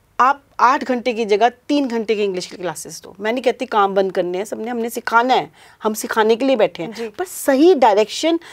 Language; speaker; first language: Hindi; non-native, local second language; Punjabi